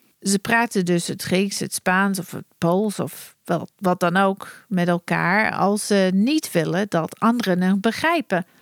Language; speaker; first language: Dutch; non-native, fluent; English